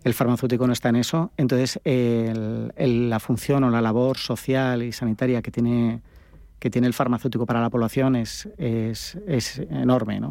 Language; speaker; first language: Spanish; native; Spanish